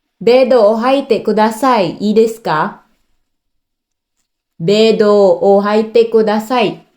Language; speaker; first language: Japanese; non-native, learner; Cebuano